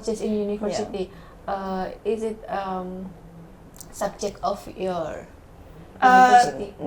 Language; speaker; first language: English; non-native, learner; Indonesian